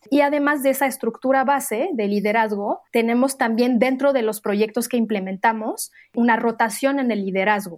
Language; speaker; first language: Spanish; non-native, fluent; Arabic